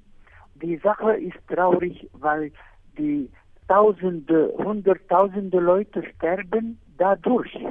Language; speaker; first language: German; non-native, fluent; Arabic